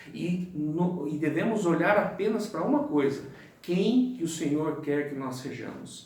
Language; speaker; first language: Portuguese; native; Portuguese